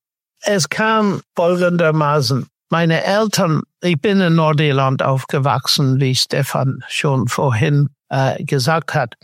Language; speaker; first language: German; non-native, fluent; English